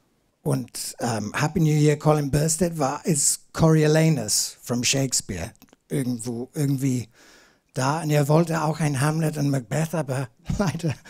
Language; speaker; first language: German; non-native, learner; English